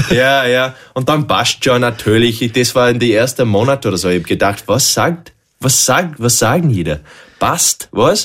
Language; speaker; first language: German; non-native, learner; English